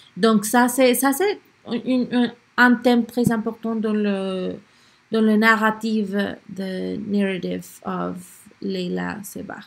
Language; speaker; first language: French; non-native, learner; Spanish